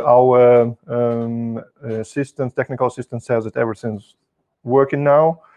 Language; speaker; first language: English; non-native, fluent; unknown